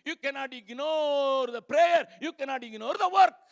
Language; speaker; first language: English; non-native, local second language; Tamil